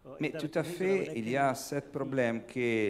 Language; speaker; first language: French; non-native, fluent; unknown